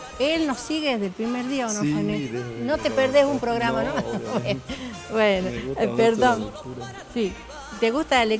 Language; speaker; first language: Spanish; native; Spanish